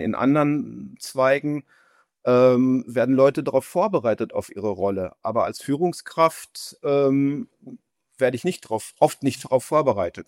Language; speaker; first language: German; native; German